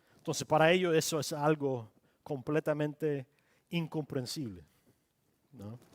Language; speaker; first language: Spanish; non-native, local second language; English